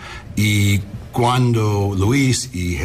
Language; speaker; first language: Spanish; non-native, learner; English